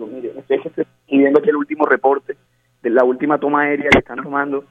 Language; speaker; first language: Spanish; native; Spanish